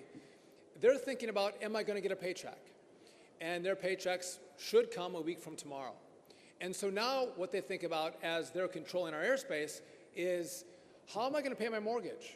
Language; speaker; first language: English; native; English